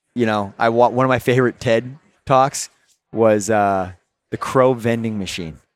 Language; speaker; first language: English; native; English